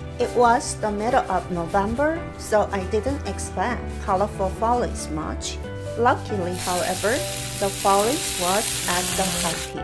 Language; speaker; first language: English; non-native, fluent; Korean